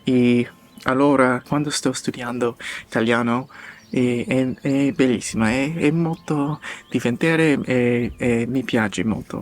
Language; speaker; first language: Italian; non-native, learner; English